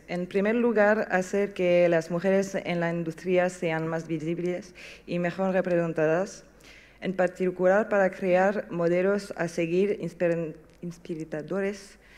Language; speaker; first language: Spanish; non-native, learner; French